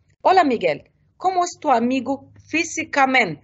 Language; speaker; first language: Spanish; non-native, fluent; Arabic